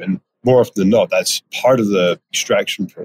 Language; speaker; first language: English; native; English